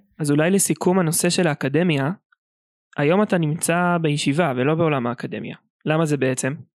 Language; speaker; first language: Hebrew; native; Hebrew